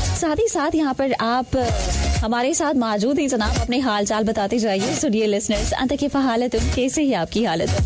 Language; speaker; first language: Urdu; non-native, local second language; Sindhi